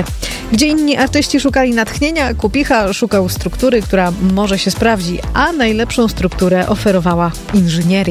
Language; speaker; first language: Polish; native; Polish